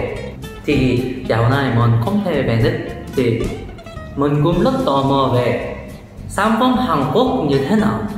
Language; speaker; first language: Vietnamese; non-native, learner; Korean